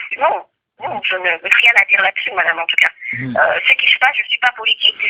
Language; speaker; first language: French; non-native, local second language; Kongo